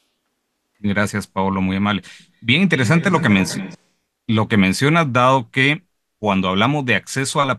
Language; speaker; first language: Spanish; native; Spanish